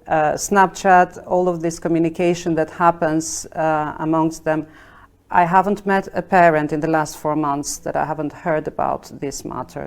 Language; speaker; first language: English; non-native, fluent; Albanian